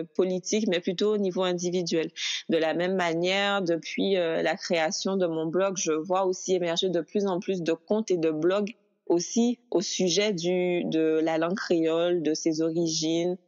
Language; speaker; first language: French; native; French